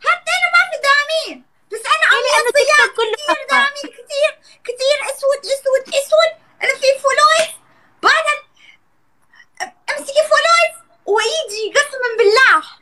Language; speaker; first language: Arabic; non-native, learner; Turkish